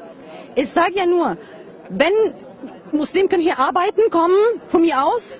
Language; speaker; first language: German; non-native, fluent; Arabic